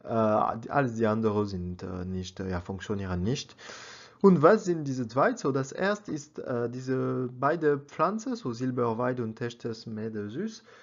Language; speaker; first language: German; non-native, learner; French